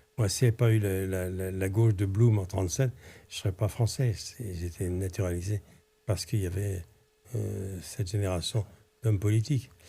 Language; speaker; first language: French; early bilingual, other home language; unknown